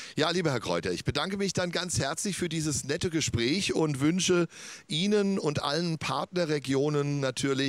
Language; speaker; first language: German; native; German